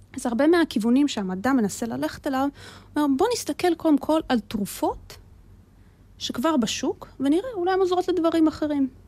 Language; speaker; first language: Hebrew; early bilingual, other home language; Russian